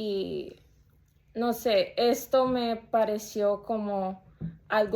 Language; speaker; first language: Spanish; early bilingual, heritage; Spanish